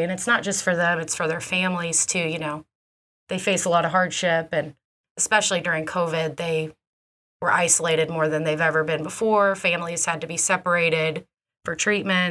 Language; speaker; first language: English; native; English